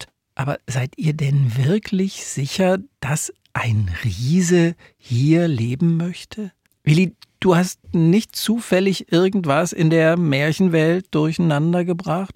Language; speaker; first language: German; native; German